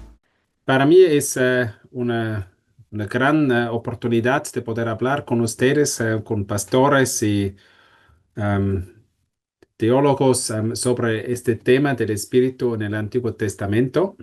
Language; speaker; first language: Spanish; non-native, fluent; German